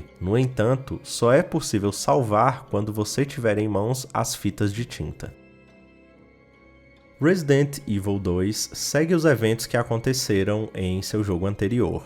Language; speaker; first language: Portuguese; native; Portuguese